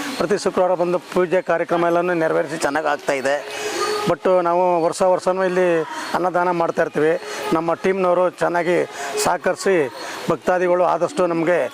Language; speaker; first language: Kannada; native; Kannada